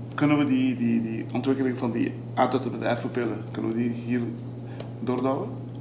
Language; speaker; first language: Dutch; non-native, local second language; Papiamento